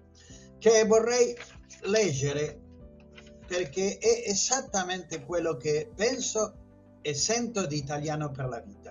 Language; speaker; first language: Italian; non-native, fluent; Spanish